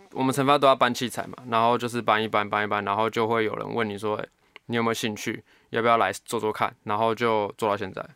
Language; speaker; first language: Chinese; native; Chinese